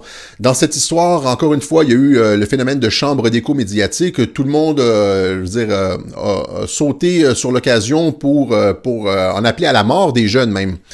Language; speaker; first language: French; native; French